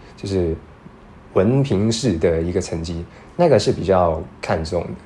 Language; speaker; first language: Chinese; non-native, fluent; Cantonese